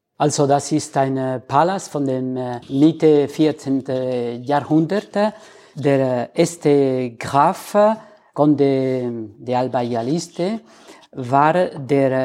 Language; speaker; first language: German; non-native, fluent; Spanish